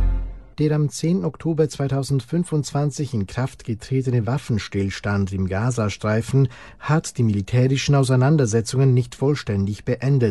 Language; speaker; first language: German; native; German